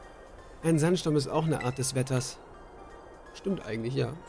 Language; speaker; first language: German; native; German